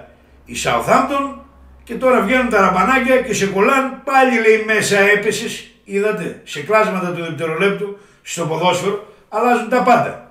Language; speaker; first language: Greek; native; Greek